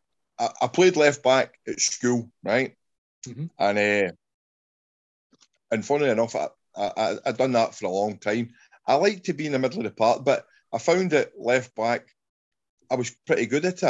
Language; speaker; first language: English; native; English